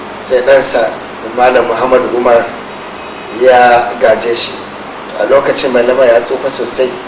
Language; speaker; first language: Hausa; non-native, local second language; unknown